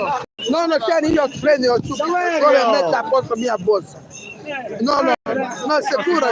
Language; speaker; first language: Italian; non-native, learner; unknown